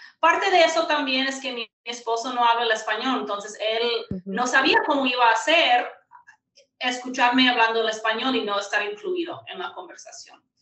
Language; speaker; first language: Spanish; non-native, fluent; English